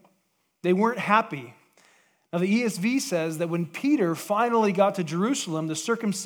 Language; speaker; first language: English; native; English